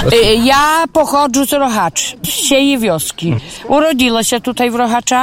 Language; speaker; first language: Polish; non-native, local second language; Ukrainian